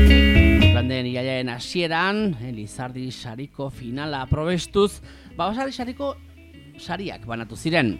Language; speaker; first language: Basque; native; Basque